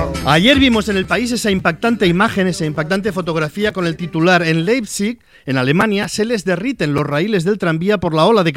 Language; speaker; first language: Spanish; native; Spanish